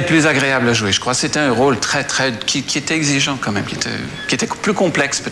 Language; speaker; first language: French; native; French